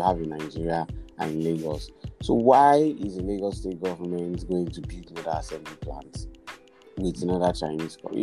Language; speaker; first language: English; non-native, local second language; Yoruba